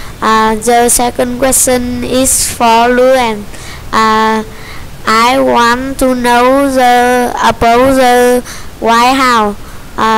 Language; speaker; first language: English; non-native, learner; Vietnamese